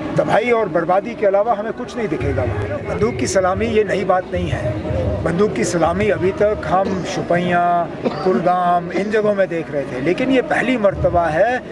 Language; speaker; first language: Hindi; non-native, local second language; Kashmiri